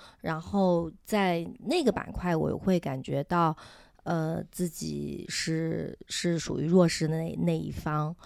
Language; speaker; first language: Chinese; non-native, local second language; Min Nan Chinese